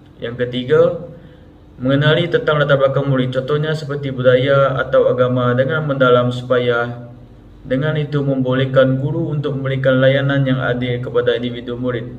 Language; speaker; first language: Malay; non-native, local second language; Iban